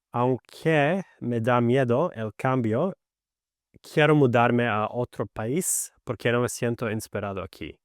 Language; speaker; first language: Spanish; non-native, fluent; English